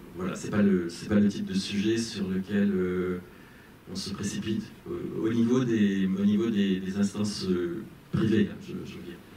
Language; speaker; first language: French; native; French